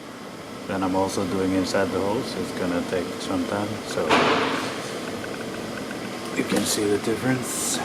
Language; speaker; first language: English; non-native, fluent; Icelandic